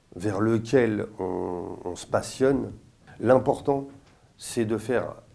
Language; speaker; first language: French; native; French